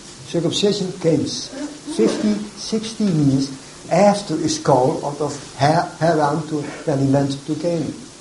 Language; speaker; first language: English; non-native, fluent; Dutch